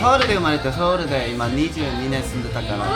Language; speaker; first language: Japanese; non-native, learner; Korean